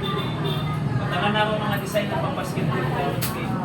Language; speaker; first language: Filipino; non-native, local second language; Cebuano